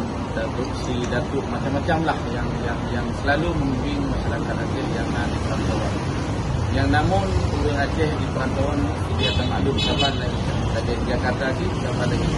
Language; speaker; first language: Indonesian; non-native, local second language; Achinese